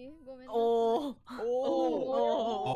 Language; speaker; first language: Japanese; non-native, learner; English